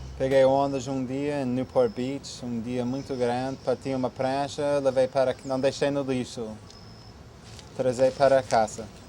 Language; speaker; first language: Portuguese; non-native, fluent; English